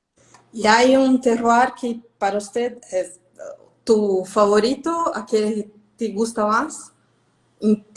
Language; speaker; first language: Spanish; non-native, fluent; Portuguese